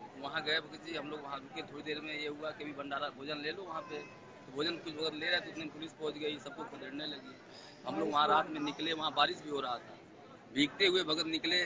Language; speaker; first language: Hindi; native; Hindi